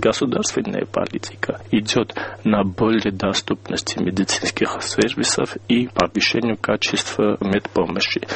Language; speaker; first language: Russian; non-native, local second language; Armenian